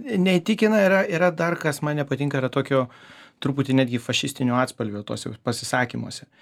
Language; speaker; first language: Lithuanian; early bilingual, heritage; Lithuanian